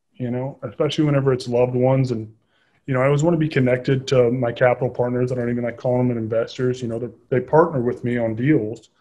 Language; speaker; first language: English; native; English